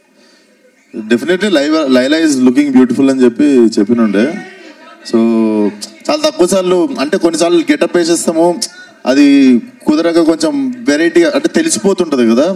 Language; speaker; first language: Telugu; native; Telugu